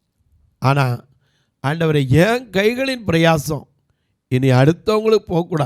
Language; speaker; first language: Tamil; native; Tamil